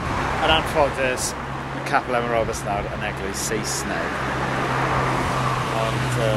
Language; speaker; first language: Welsh; native; Welsh